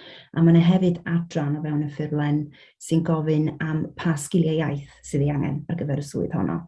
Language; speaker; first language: Welsh; native; Welsh